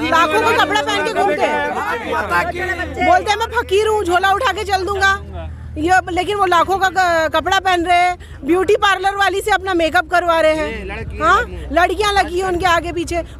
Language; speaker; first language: Hindi; non-native, local second language; Marathi